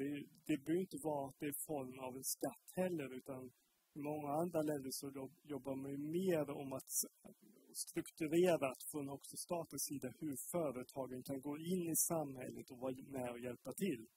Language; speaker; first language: Swedish; native; Swedish